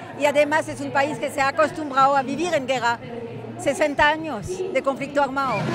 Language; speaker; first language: Spanish; non-native, fluent; French